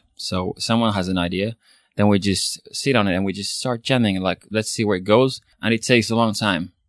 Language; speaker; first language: English; non-native, fluent; Swedish